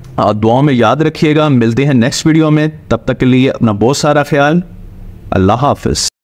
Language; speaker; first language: Urdu; native; Urdu